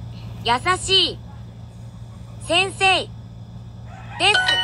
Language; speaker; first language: Japanese; non-native, learner; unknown